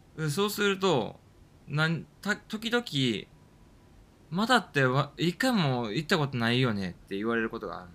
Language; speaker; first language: Japanese; native; Japanese